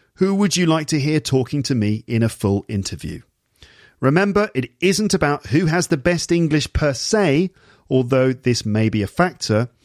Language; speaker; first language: English; native; English